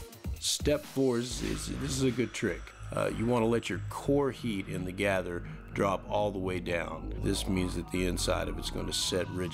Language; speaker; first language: English; native; English